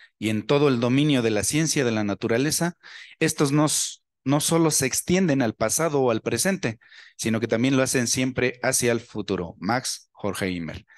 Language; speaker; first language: Spanish; native; Spanish